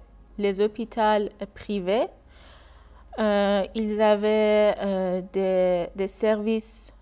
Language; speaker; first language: French; non-native, learner; Persian